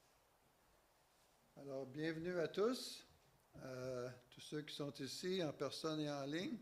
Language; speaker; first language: French; native; French